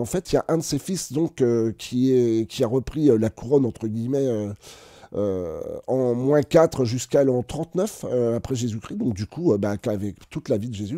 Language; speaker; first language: French; native; French